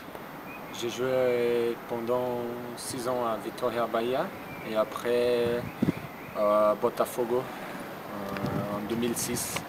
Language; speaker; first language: French; non-native, learner; Portuguese